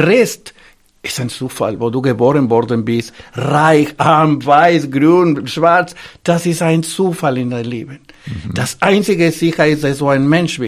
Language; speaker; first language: German; non-native, fluent; Spanish